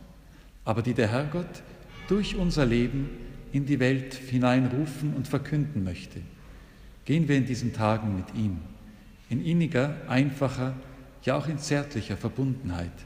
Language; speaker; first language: German; native; German